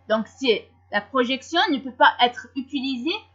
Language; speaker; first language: French; non-native, local second language; Arabic